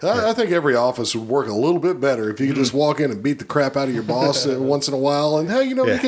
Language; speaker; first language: English; native; English